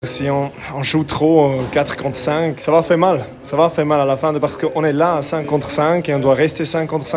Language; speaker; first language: French; non-native, learner; English